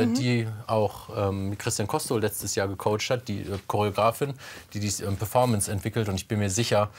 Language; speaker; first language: German; native; German